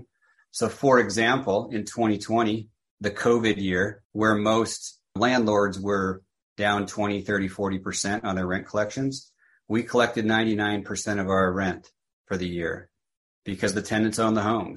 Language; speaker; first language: English; native; English